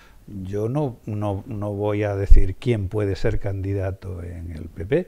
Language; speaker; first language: Spanish; native; Spanish